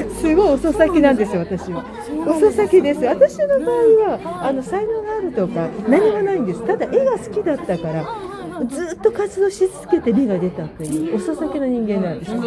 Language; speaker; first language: Japanese; native; Japanese